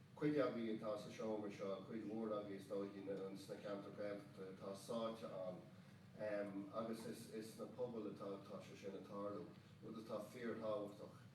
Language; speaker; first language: Irish; non-native, local second language; English